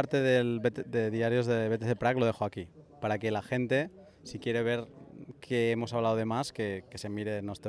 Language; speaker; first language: Spanish; native; Spanish